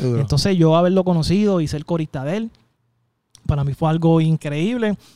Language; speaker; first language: Spanish; native; Spanish